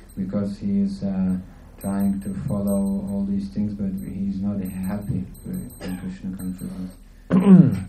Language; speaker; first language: English; non-native, fluent; Lithuanian